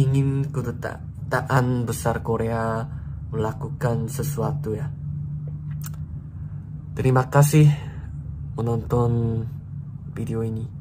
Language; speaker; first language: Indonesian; non-native, learner; Korean